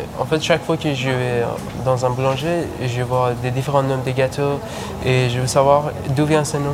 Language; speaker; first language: French; non-native, learner; Persian